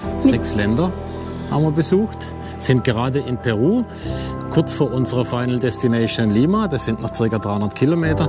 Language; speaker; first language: German; native; German